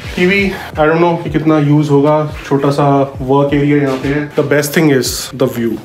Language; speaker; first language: Hindi; native; Hindi